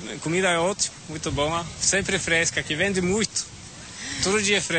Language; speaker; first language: Portuguese; non-native, fluent; Swedish